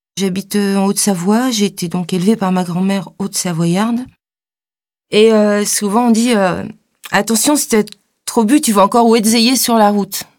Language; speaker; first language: French; native; French